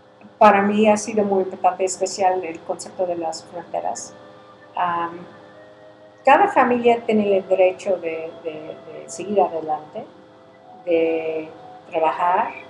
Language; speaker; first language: Spanish; early bilingual, heritage; English